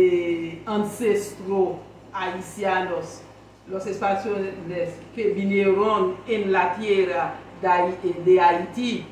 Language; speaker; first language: Spanish; non-native, learner; Haitian Creole